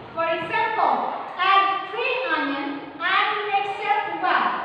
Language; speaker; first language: English; non-native, learner; Indonesian